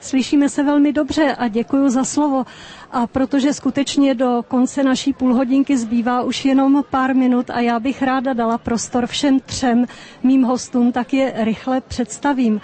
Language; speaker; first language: Czech; native; Czech